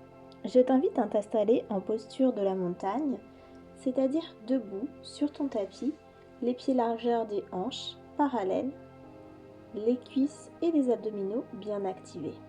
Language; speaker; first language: French; native; French